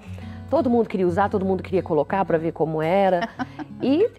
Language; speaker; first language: Portuguese; native; Portuguese